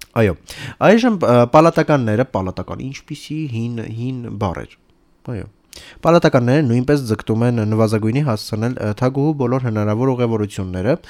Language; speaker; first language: Armenian; native; Armenian